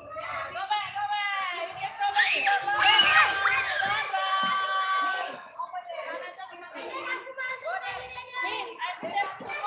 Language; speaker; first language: English; non-native, learner; Indonesian